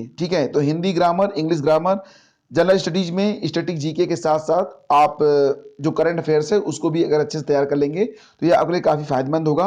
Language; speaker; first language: Hindi; native; Hindi